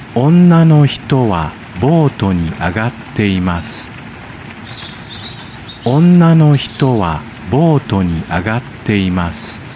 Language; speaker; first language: Japanese; non-native, learner; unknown